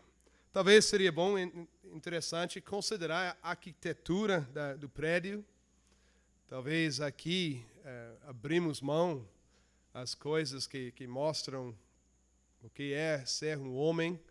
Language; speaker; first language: Portuguese; non-native, fluent; English